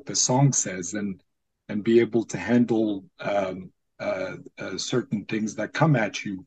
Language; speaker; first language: English; non-native, fluent; Arabic